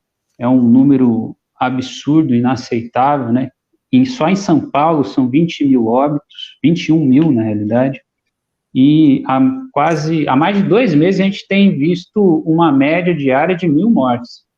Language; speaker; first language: Portuguese; native; Portuguese